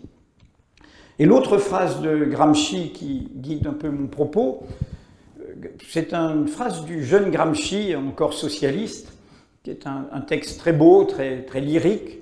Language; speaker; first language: French; native; French